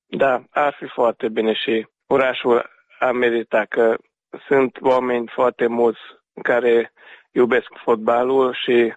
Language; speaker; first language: Romanian; non-native, local second language; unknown